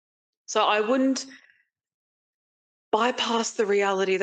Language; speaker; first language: English; native; English